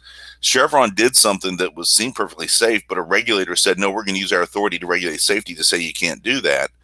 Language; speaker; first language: English; native; English